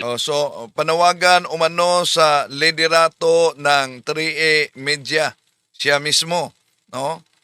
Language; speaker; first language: Filipino; non-native, local second language; Cebuano